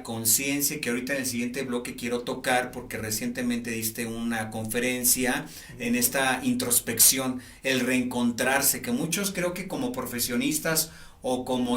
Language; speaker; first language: Spanish; native; Spanish